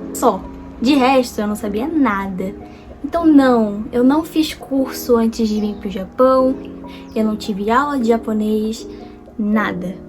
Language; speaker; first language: Portuguese; native; Portuguese